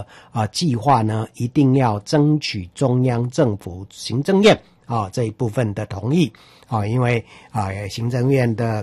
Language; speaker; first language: Chinese; native; Chinese